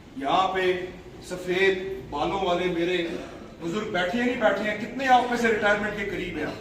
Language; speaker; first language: Urdu; non-native, local second language; Punjabi